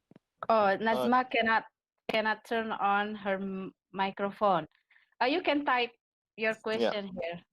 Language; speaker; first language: English; non-native, fluent; Indonesian